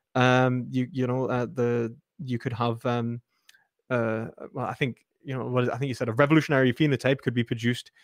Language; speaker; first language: English; native; English